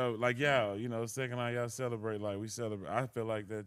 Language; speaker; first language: English; native; English